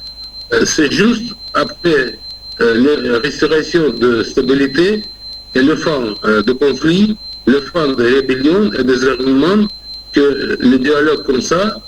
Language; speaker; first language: French; non-native, fluent; Russian